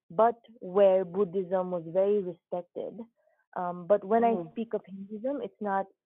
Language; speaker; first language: English; non-native, local second language; Nepali